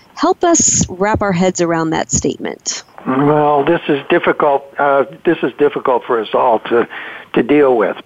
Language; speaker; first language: English; native; English